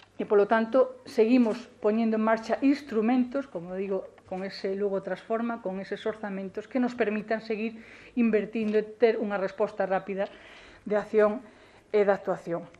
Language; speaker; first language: Galician; native; Galician